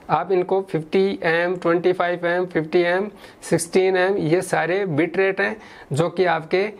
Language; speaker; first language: Hindi; native; Hindi